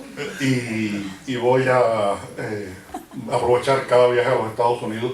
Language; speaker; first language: Spanish; native; Spanish